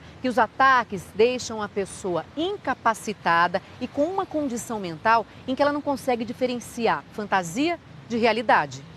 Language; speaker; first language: Portuguese; native; Portuguese